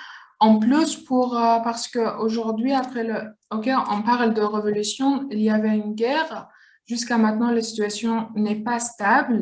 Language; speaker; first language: French; non-native, learner; Kurdish